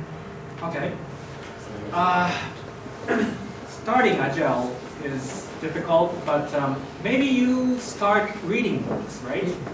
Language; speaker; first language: English; non-native, fluent; Japanese